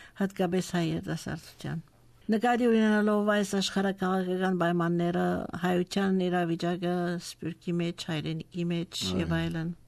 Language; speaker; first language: Armenian; early bilingual, heritage; Armenian